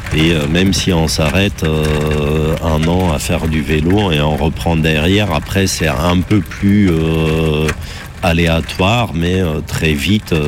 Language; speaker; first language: French; non-native, fluent; German